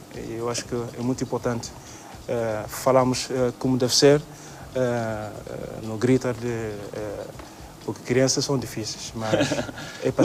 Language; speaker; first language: Portuguese; non-native, learner; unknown